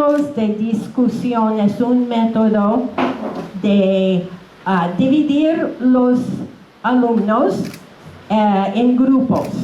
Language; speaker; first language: Spanish; non-native, fluent; English